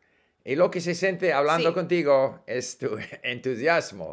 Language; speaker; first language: Spanish; non-native, fluent; English